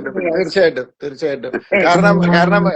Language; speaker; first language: Malayalam; native; Malayalam